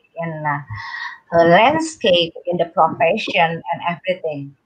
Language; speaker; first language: English; non-native, learner; Indonesian